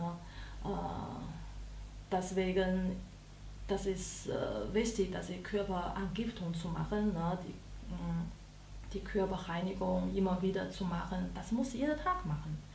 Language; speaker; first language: German; non-native, learner; Chinese